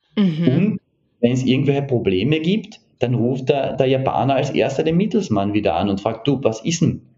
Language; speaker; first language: German; native; German